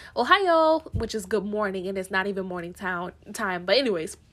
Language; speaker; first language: English; early bilingual, other home language; Haitian Creole